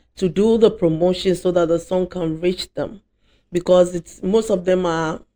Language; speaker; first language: English; non-native, local second language; Akan